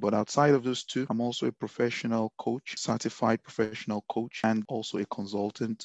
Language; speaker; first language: English; non-native, local second language; Yoruba